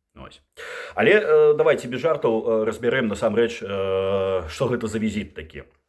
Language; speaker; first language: Belarusian; non-native, local second language; Russian